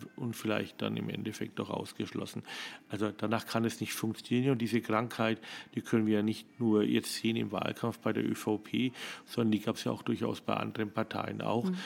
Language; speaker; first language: German; native; German